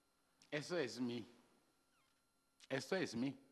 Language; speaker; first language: Spanish; non-native, learner; Wolof